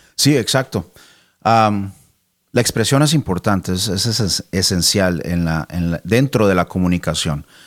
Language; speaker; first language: Spanish; early bilingual, heritage; Spanish